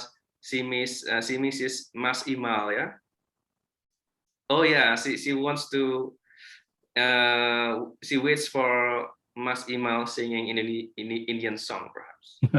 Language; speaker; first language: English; non-native, fluent; Indonesian